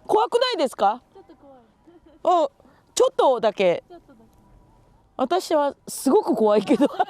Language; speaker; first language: Japanese; non-native, fluent; Korean